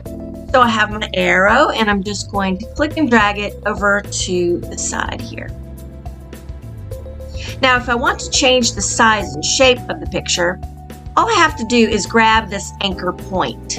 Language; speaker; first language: English; native; English